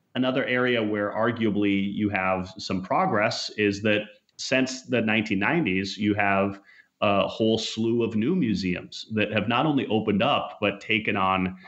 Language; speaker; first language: English; native; English